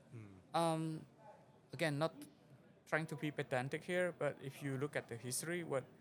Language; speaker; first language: English; non-native, fluent; Indonesian